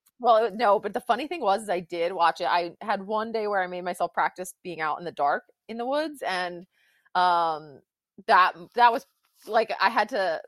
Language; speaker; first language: English; native; English